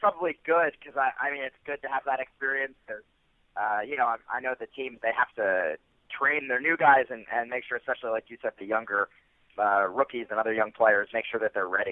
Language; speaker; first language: English; native; English